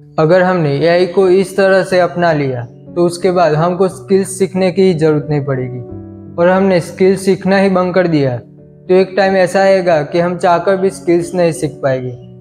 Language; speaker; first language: Hindi; non-native, local second language; Gujarati